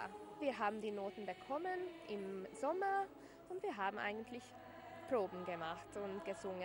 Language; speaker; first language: German; non-native, local second language; Hungarian